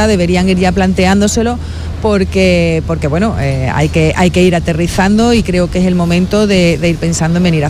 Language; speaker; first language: Spanish; native; Spanish